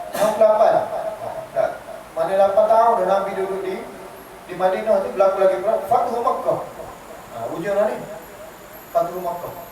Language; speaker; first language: Malay; native; Malay